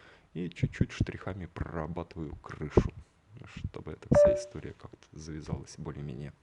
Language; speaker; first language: Russian; native; Russian